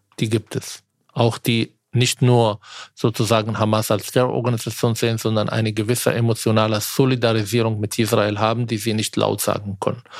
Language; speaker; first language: German; non-native, fluent; Arabic